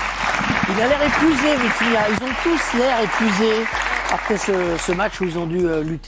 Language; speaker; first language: French; native; French